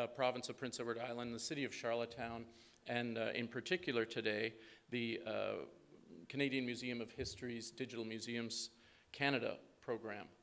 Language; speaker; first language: English; native; English